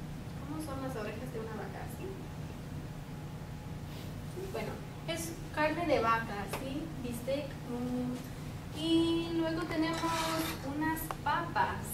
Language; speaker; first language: Spanish; non-native, fluent; English